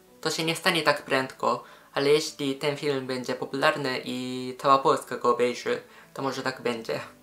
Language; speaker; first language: Polish; non-native, fluent; Japanese